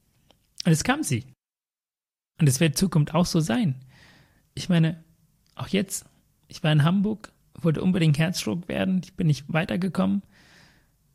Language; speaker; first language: German; early bilingual, other home language; Tamil